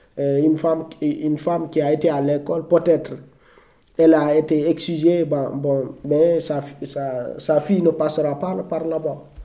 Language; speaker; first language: French; non-native, local second language; Fula